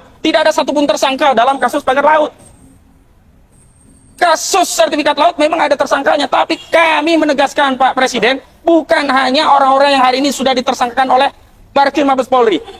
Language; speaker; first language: Indonesian; native; Indonesian